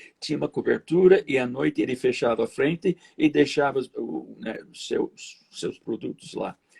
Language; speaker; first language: Portuguese; non-native, fluent; English